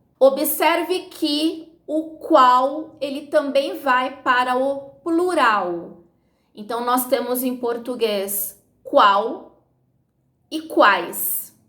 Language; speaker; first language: Portuguese; native; Portuguese